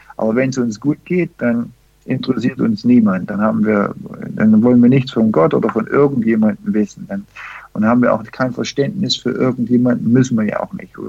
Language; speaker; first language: German; early bilingual, heritage; German